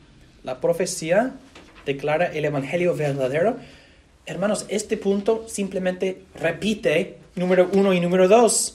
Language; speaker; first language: Spanish; non-native, fluent; English